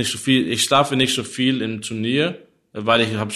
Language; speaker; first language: German; non-native, learner; Danish